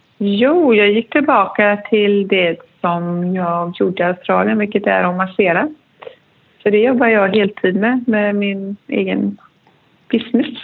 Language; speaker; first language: Swedish; native; Swedish